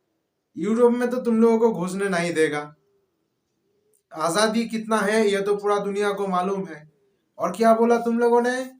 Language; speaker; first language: Hindi; non-native, local second language; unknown